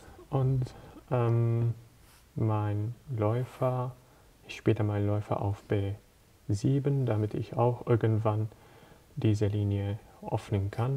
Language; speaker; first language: German; non-native, learner; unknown